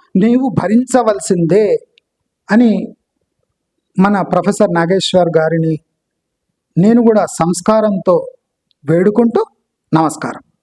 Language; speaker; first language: Telugu; non-native, local second language; Kannada